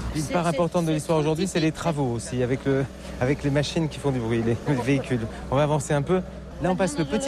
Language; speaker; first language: French; native; French